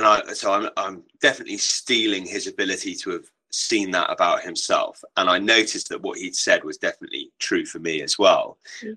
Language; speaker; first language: English; native; English